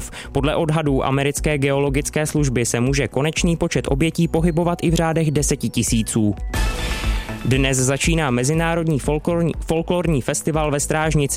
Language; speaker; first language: Czech; native; Czech